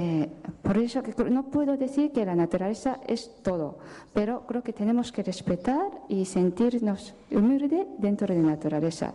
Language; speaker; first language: Spanish; non-native, fluent; Japanese